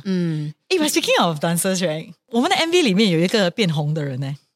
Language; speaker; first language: English; non-native, local second language; Chinese